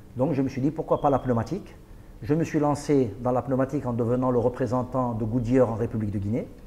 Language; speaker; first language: French; non-native, local second language; Arabic